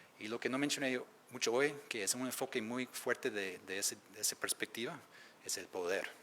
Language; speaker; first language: Spanish; non-native, fluent; English